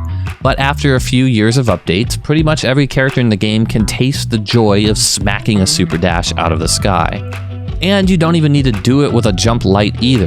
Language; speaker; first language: English; native; English